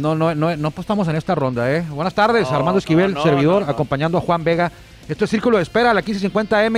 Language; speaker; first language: Spanish; native; Spanish